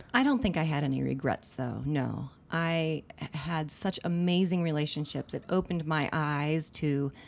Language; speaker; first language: English; native; English